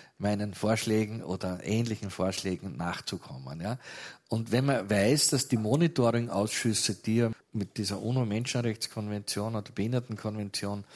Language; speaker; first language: German; native; German